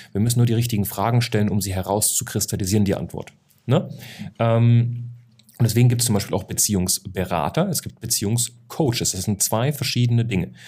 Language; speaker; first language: German; native; German